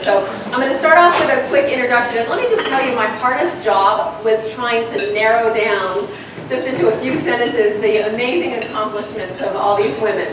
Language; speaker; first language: English; native; English